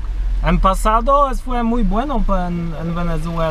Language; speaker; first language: Spanish; non-native, learner; Polish